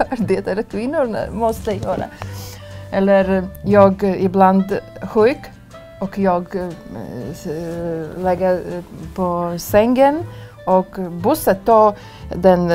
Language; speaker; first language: Swedish; non-native, learner; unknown